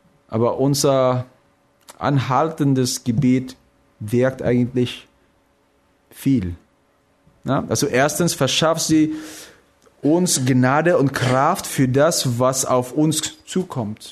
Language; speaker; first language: German; non-native, fluent; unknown